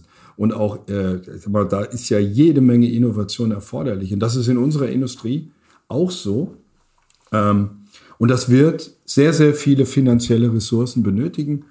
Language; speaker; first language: German; native; German